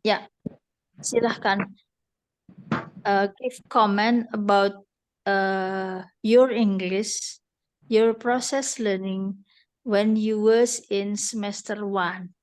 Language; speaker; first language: English; non-native, fluent; Indonesian